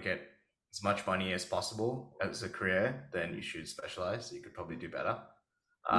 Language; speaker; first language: English; native; English